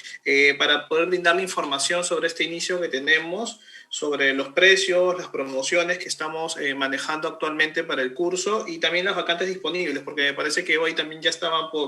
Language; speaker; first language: Spanish; native; Spanish